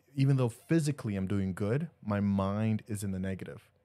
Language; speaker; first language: English; early bilingual, other home language; Spanish